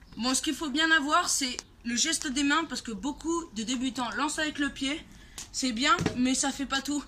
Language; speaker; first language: French; native; French